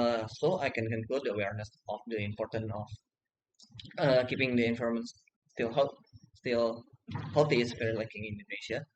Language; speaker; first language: English; non-native, learner; Indonesian